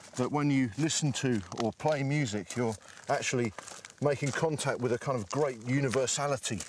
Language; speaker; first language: English; native; English